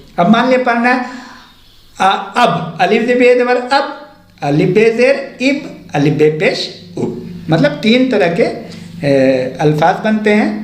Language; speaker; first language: Hindi; native; Hindi